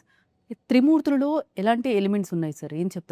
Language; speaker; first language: Telugu; native; Telugu